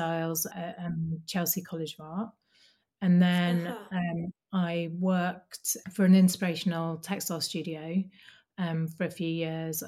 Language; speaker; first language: English; native; English